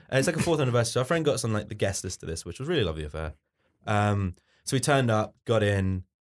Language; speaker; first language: English; native; English